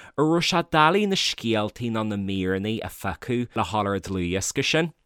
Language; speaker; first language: Irish; native; Irish